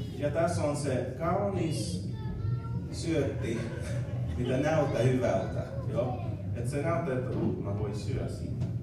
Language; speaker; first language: Finnish; non-native, learner; English